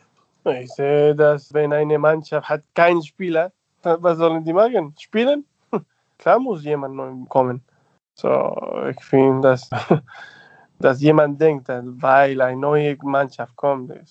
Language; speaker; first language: German; non-native, fluent; Spanish